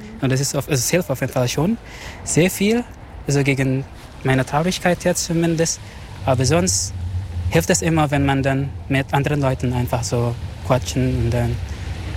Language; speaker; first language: German; non-native, fluent; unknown